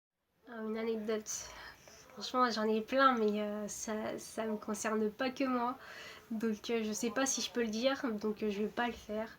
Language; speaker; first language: French; early bilingual, other home language; Portuguese